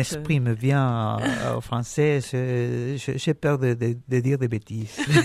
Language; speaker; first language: French; non-native, learner; Spanish